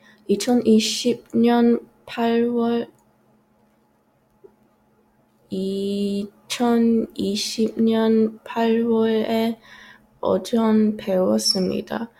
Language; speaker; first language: Korean; non-native, learner; English